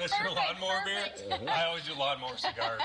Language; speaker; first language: English; native; English